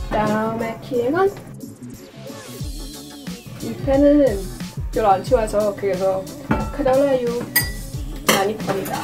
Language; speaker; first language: Korean; non-native, learner; Dutch